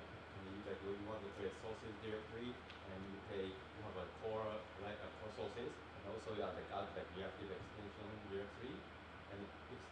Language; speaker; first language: English; non-native, learner; Japanese